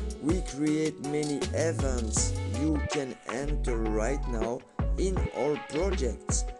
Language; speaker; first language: English; non-native, learner; French